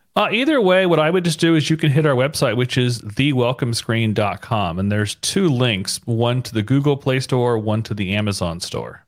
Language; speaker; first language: English; native; English